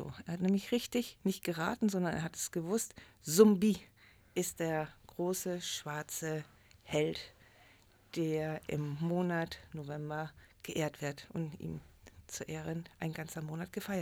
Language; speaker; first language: German; native; German